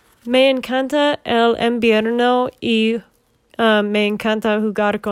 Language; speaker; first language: Spanish; non-native, learner; English